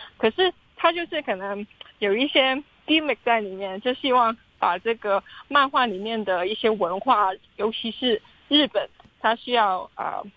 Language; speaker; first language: Chinese; non-native, local second language; Cantonese